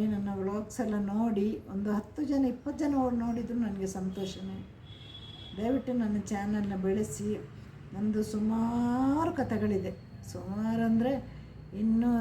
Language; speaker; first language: Kannada; non-native, local second language; Malayalam